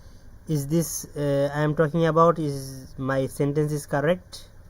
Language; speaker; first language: English; non-native, learner; Bangla